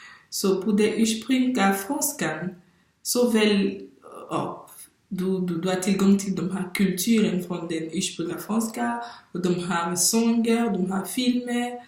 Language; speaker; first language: Swedish; non-native, fluent; French